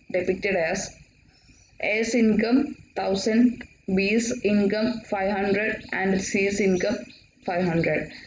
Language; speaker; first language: English; non-native, local second language; Malayalam